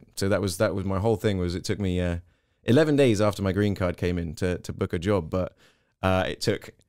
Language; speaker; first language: English; native; English